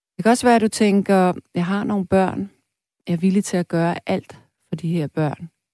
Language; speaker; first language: Danish; native; Danish